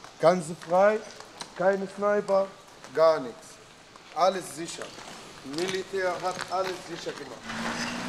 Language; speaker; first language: German; non-native, learner; Arabic